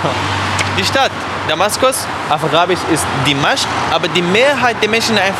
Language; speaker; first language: German; non-native, fluent; Arabic